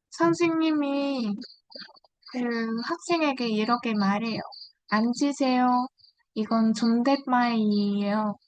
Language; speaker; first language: Korean; non-native, learner; Vietnamese